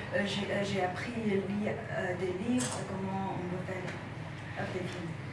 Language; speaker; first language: French; non-native, fluent; Chinese